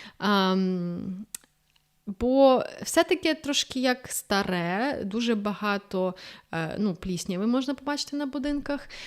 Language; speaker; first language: Ukrainian; native; Ukrainian